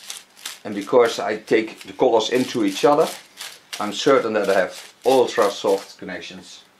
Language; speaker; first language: English; non-native, fluent; Dutch